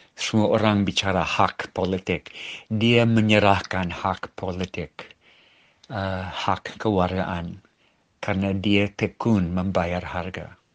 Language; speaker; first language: Malay; non-native, fluent; English